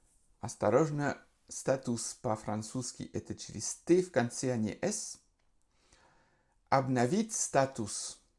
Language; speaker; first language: Russian; non-native, fluent; French